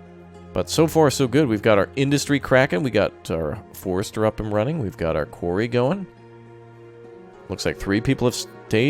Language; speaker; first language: English; native; English